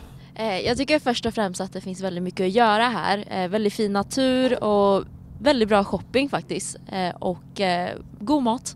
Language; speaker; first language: Swedish; native; Swedish